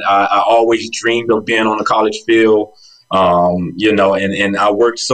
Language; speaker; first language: English; native; English